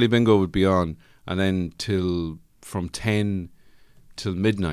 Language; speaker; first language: English; native; English